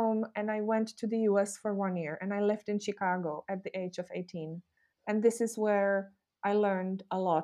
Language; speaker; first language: English; non-native, fluent; Czech